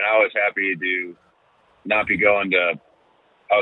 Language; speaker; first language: English; native; English